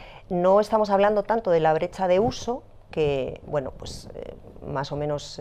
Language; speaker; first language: Spanish; native; Spanish